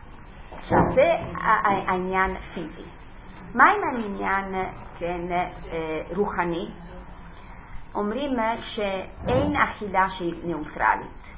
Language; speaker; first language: Hebrew; non-native, fluent; Italian